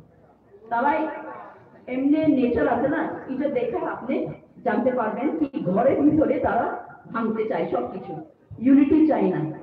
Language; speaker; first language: Bangla; non-native, local second language; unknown